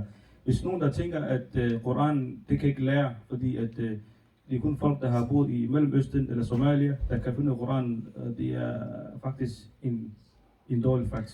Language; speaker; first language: Danish; non-native, fluent; Somali